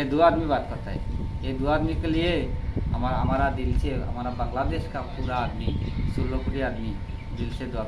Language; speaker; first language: Hindi; non-native, learner; Bangla